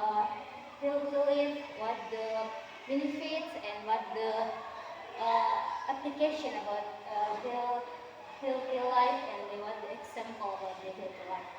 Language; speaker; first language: English; non-native, learner; Indonesian